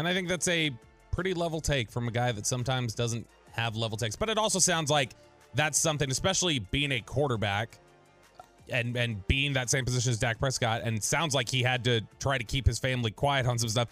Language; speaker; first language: English; native; English